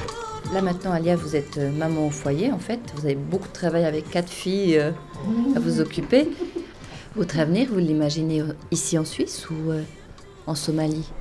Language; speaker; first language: French; native; French